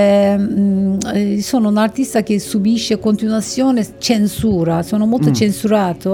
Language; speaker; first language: Italian; non-native, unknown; Turkish